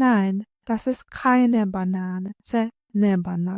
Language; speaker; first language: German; non-native, fluent; Ukrainian